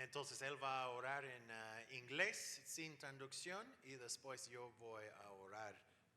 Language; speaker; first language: Spanish; non-native, fluent; English